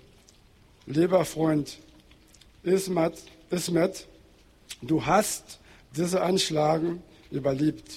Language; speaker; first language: German; non-native, fluent; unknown